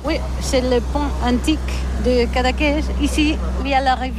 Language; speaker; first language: French; non-native, learner; Catalan